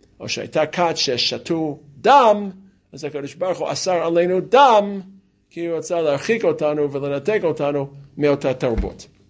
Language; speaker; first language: Hebrew; non-native, fluent; English